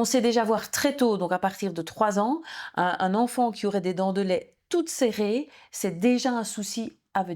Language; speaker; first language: French; native; French